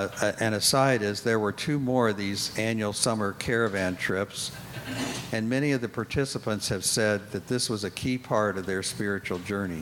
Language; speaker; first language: English; native; English